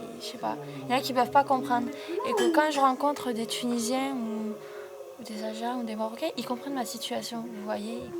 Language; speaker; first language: French; early bilingual, other home language; Arabic